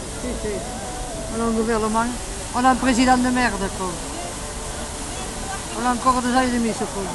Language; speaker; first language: French; native; French